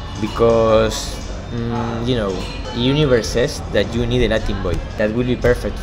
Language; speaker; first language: English; non-native, learner; Spanish